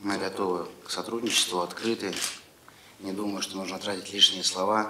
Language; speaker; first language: Russian; native; Russian